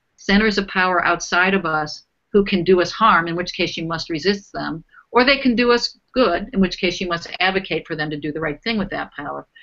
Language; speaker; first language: English; native; English